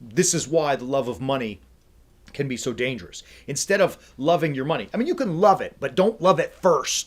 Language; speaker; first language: English; native; English